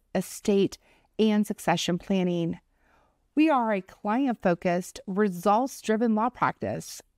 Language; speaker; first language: English; native; English